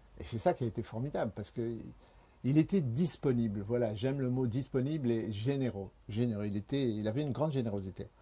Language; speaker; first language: French; early bilingual, other home language; Spanish